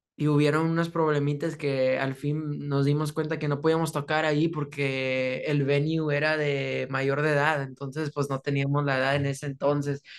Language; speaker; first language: Spanish; early bilingual, heritage; Spanish